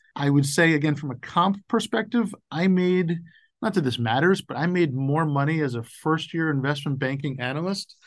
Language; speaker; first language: English; native; English